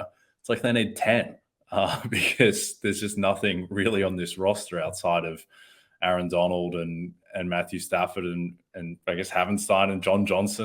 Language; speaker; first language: English; native; English